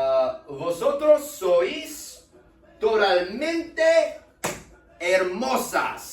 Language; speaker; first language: Spanish; non-native, learner; English